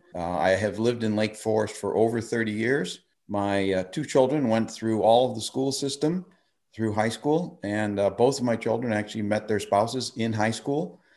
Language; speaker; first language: English; native; English